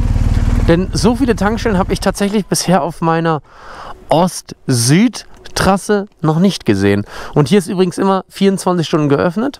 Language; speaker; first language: German; native; German